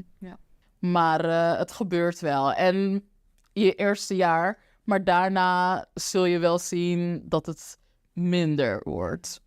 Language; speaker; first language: Dutch; non-native, local second language; Papiamento